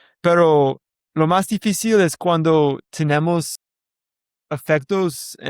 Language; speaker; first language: Spanish; non-native, learner; English